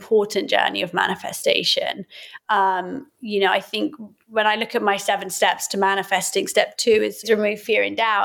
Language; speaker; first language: English; native; English